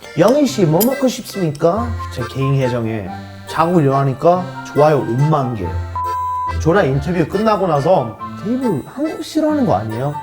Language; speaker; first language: Korean; non-native, fluent; English